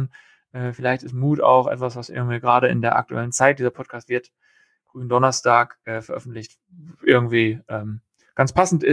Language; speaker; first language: German; native; German